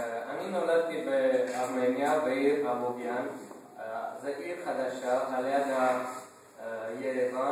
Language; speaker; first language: Hebrew; non-native, learner; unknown